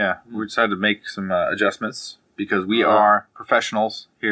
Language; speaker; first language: English; native; English